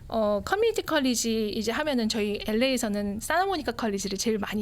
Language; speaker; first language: Korean; native; Korean